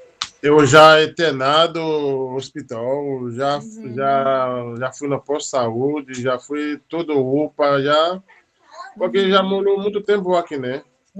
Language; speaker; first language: Portuguese; non-native, learner; Haitian Creole